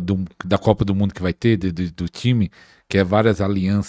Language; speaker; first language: Portuguese; native; Portuguese